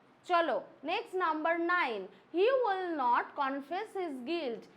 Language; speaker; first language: English; non-native, local second language; Bangla